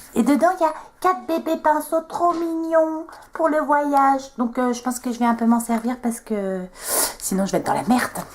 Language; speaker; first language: French; native; French